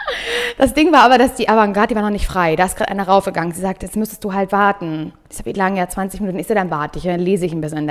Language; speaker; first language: German; native; German